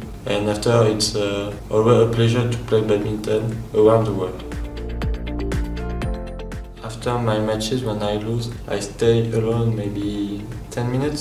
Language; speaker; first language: English; non-native, fluent; French